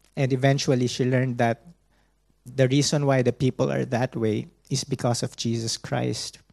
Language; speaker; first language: English; non-native, local second language; Filipino